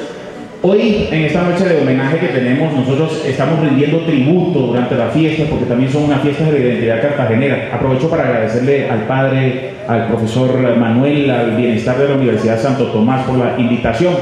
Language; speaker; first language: Spanish; native; Spanish